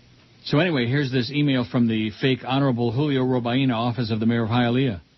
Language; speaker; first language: English; native; English